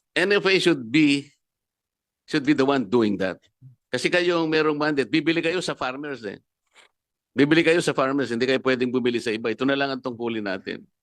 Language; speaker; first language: Filipino; non-native, local second language; Pampanga